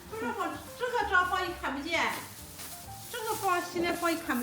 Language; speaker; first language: Chinese; native; Chinese